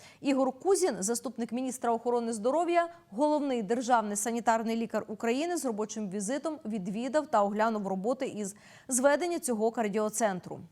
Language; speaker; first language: Ukrainian; native; Ukrainian